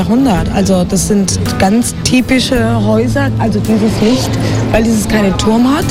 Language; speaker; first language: German; non-native, fluent; Spanish